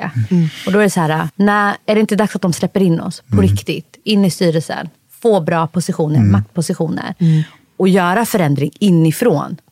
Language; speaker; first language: Swedish; early bilingual, other home language; Somali